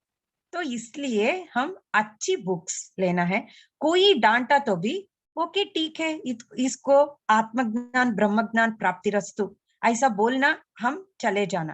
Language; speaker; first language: Hindi; non-native, local second language; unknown